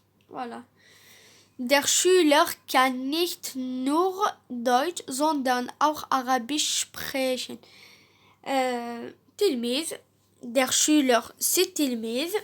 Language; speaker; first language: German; non-native, learner; Arabic